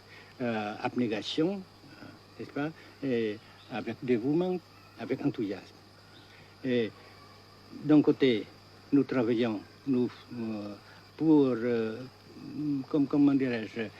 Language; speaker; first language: French; non-native, local second language; Vietnamese